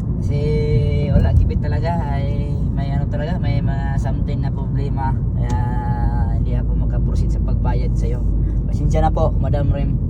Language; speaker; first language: Filipino; native; Filipino